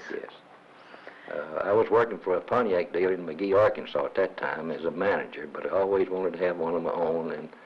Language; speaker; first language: English; native; English